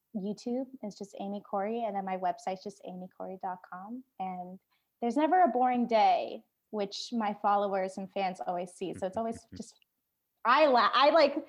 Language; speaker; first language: English; native; English